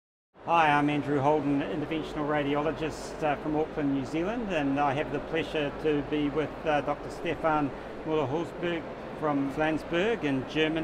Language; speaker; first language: English; native; English